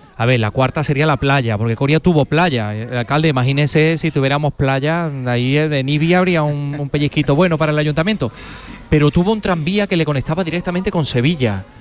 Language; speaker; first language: Spanish; native; Spanish